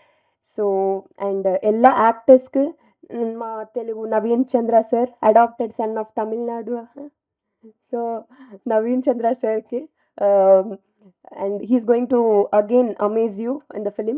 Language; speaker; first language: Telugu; non-native, learner; Tamil